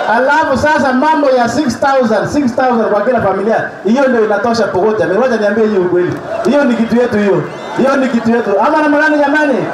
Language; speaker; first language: Swahili; non-native, local second language; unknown